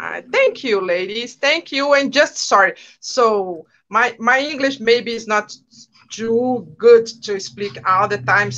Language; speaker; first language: English; non-native, learner; Portuguese